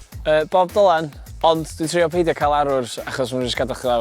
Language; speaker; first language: Welsh; native; Welsh